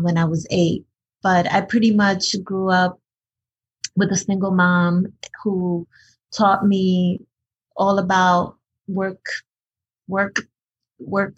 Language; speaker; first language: English; early bilingual, other home language; Spanish